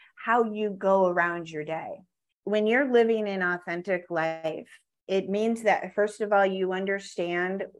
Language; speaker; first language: English; native; English